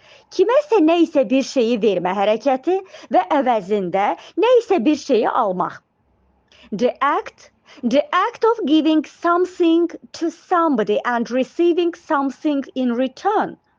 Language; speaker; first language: English; non-native, fluent; Azerbaijani